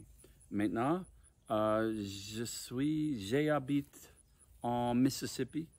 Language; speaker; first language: French; non-native, learner; English